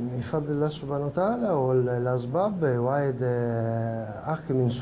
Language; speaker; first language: Arabic; non-native, learner; Italian